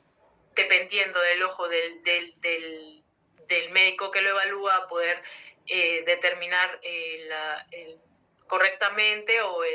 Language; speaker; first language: Spanish; native; Spanish